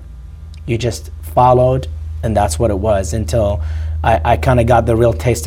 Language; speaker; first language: English; non-native, fluent; Arabic